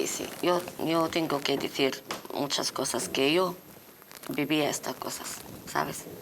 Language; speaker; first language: Spanish; non-native, learner; Arabic